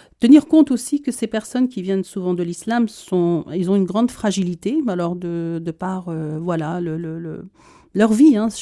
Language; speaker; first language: French; early bilingual, other home language; Arabic